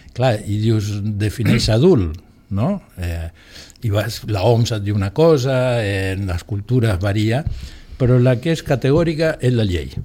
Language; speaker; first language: Catalan; non-native, local second language; Spanish